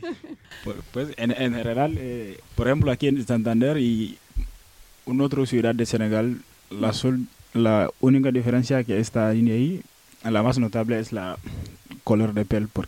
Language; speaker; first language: Spanish; non-native, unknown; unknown